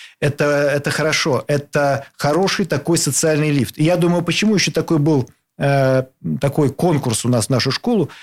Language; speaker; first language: Russian; native; Russian